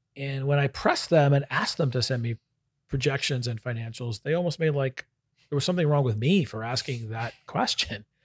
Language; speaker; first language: English; native; English